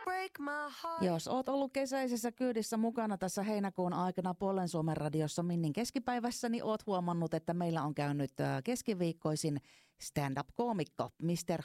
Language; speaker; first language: Finnish; native; Finnish